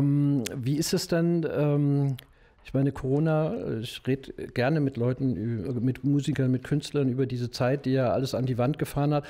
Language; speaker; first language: German; native; German